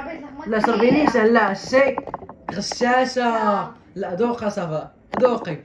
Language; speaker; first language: Arabic; native; Arabic